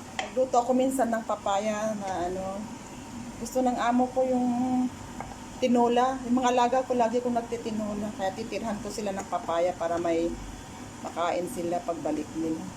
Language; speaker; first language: Filipino; non-native, local second language; Iloko